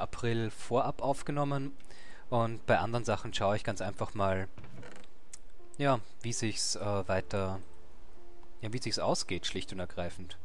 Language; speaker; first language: German; native; German